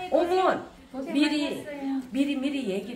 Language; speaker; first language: Korean; native; Korean